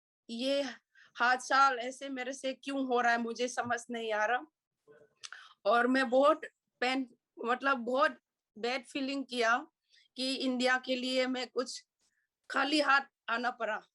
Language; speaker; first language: Hindi; non-native, local second language; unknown